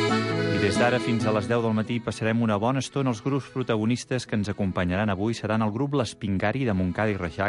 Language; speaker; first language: Catalan; native; Catalan